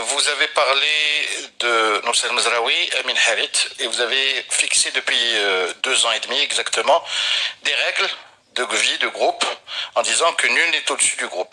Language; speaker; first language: French; non-native, local second language; Arabic